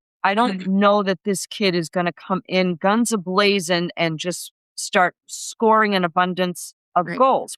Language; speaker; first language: English; native; English